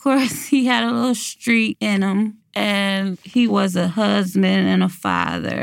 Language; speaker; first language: English; native; English